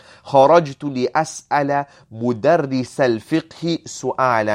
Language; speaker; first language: Arabic; non-native, fluent; English